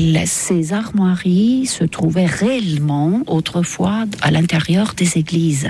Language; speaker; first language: French; non-native, fluent; Estonian